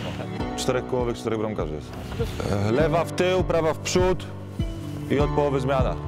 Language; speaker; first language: Polish; native; Polish